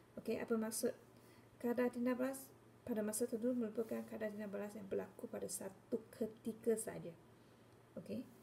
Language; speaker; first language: Malay; non-native, local second language; Chinese